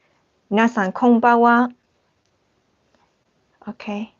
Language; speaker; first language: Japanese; non-native, fluent; Chinese